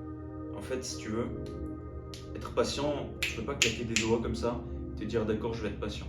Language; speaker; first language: French; native; French